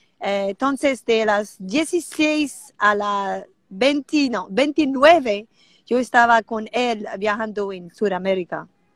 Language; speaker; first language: Spanish; non-native, learner; French